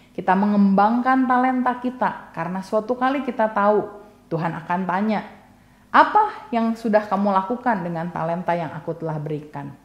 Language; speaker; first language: Indonesian; native; Indonesian